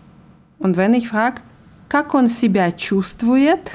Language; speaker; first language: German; non-native, fluent; Russian